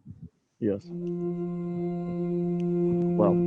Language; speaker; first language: English; non-native, learner; Russian